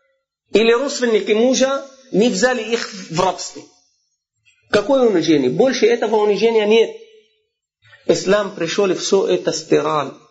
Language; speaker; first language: Russian; non-native, fluent; Arabic